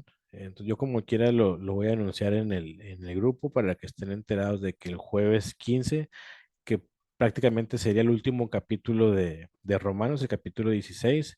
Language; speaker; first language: Spanish; native; Spanish